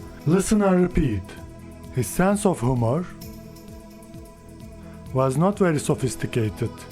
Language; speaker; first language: English; non-native, fluent; Turkish